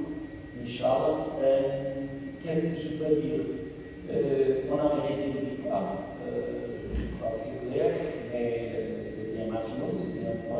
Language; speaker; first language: French; non-native, fluent; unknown